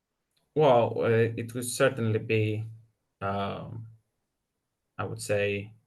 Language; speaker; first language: English; non-native, fluent; Greek